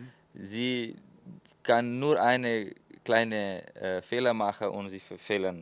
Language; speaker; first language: German; non-native, fluent; Slovenian